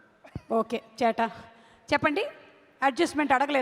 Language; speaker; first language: Telugu; native; Telugu